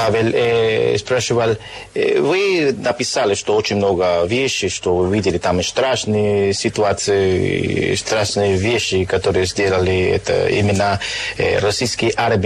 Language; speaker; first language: Russian; non-native, learner; Spanish